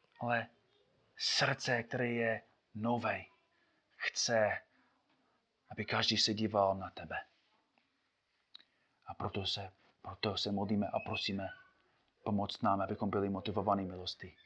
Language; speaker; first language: Czech; non-native, fluent; English